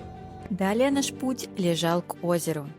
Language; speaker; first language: Russian; native; Russian